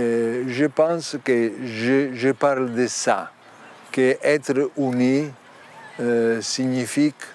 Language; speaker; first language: French; non-native, learner; Italian